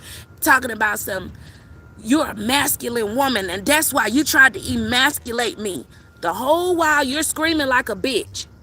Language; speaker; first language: English; native; English